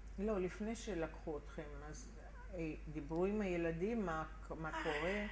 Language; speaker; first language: Hebrew; native; Hebrew